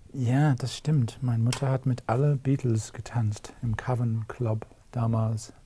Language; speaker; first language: German; non-native, fluent; English